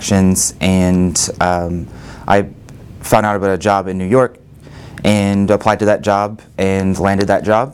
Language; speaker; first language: English; native; English